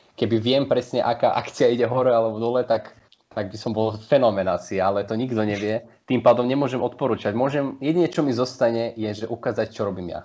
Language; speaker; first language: Slovak; early bilingual, heritage; Slovak